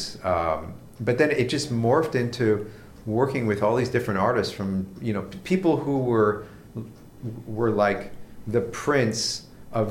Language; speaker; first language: English; native; English